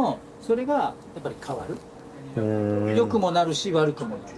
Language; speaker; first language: Japanese; native; Japanese